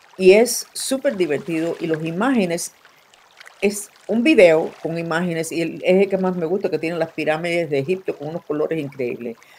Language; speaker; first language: Spanish; non-native, fluent; English